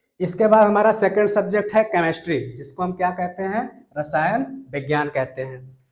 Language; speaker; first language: Hindi; native; Hindi